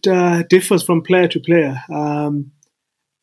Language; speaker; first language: English; non-native, local second language; Xhosa